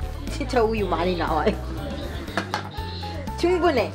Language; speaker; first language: Korean; non-native, learner; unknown